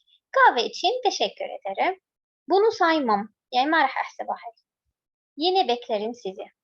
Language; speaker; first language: Turkish; non-native, fluent; Arabic